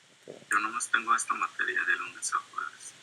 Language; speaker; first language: Spanish; native; Spanish